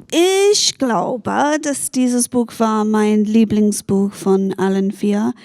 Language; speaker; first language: German; non-native, fluent; English